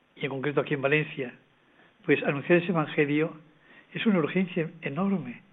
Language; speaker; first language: Spanish; native; Spanish